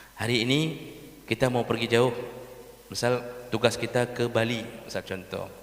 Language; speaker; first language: Malay; non-native, local second language; Achinese